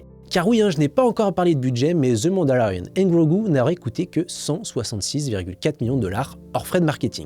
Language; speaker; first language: French; native; French